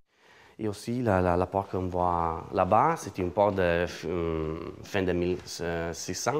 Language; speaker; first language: French; non-native, learner; Italian